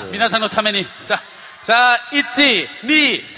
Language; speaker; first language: Japanese; non-native, fluent; Korean